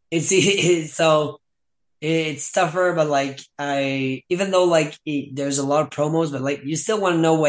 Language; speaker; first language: English; non-native, fluent; French